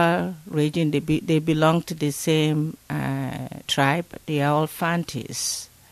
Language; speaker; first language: English; non-native, local second language; Akan